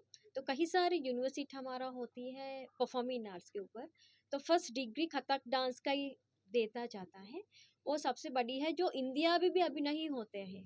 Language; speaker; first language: Hindi; non-native, fluent; Sinhala